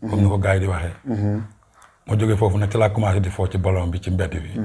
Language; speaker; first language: Wolof; native; Wolof